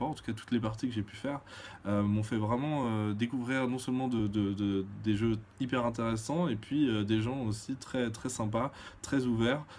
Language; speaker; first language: French; native; French